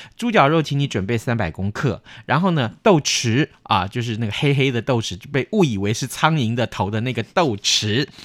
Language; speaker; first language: Chinese; native; Chinese